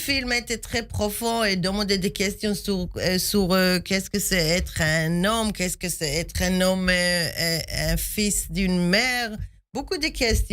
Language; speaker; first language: French; non-native, fluent; Hebrew